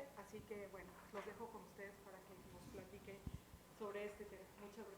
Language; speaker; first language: Spanish; native; Spanish